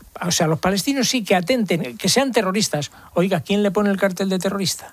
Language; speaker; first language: Spanish; native; Spanish